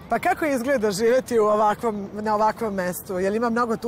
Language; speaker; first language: Serbian; native; Serbian